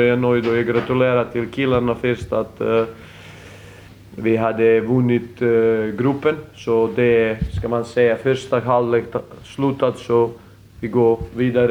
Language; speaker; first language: Swedish; non-native, fluent; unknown